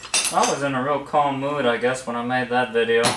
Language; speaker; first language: English; native; English